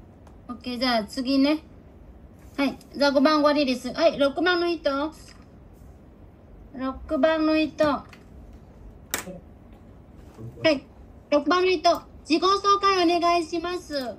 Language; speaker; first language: Japanese; non-native, fluent; Bangla